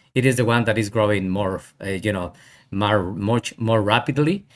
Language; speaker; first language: English; non-native, fluent; Spanish